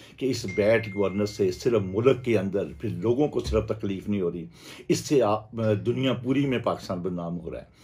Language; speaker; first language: Urdu; non-native, local second language; Punjabi